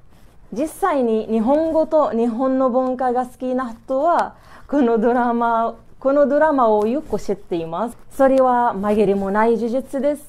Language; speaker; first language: Japanese; non-native, learner; Arabic